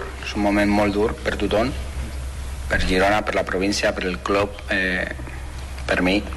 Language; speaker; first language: Catalan; non-native, fluent; Spanish